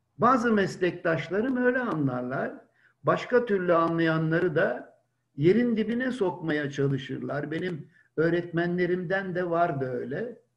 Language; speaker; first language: Turkish; native; Turkish